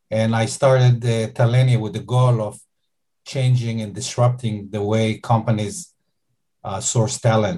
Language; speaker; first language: English; non-native, fluent; Hebrew